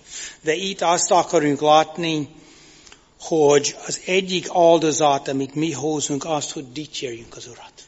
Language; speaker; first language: Hungarian; non-native, fluent; English